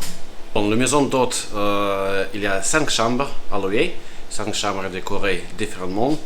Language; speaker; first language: French; non-native, fluent; Russian